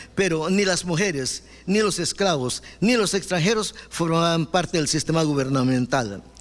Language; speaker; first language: Spanish; non-native, local second language; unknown